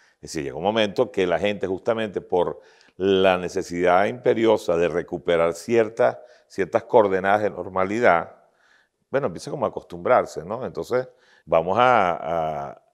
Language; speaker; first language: Spanish; native; Spanish